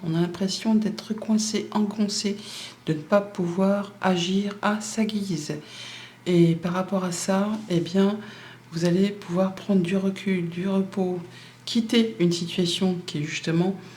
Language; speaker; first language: French; native; French